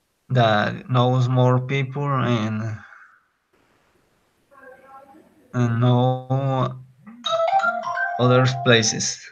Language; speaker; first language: English; non-native, learner; Spanish